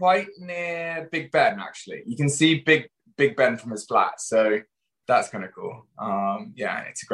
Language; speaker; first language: English; native; English